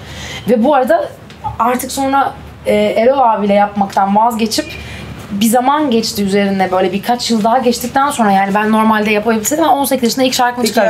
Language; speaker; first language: Turkish; native; Turkish